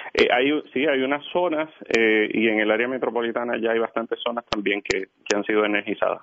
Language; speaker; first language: Spanish; native; Spanish